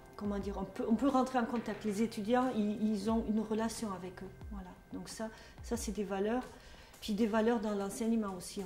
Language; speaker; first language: French; non-native, fluent; German